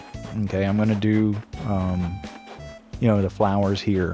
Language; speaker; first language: English; native; English